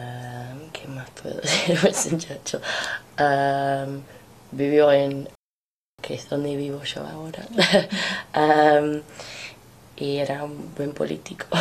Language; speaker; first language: Spanish; non-native, fluent; English